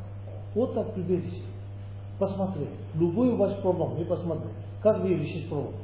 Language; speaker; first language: Russian; non-native, learner; Tibetan